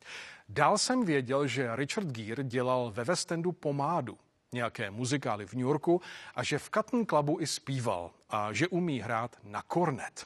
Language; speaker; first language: Czech; native; Czech